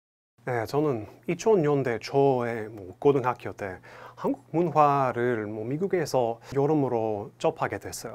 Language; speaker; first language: Korean; non-native, fluent; English